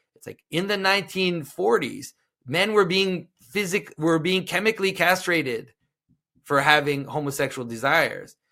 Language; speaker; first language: English; non-native, fluent; French